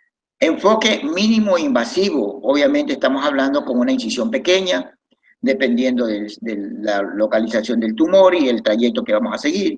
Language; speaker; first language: Spanish; native; Spanish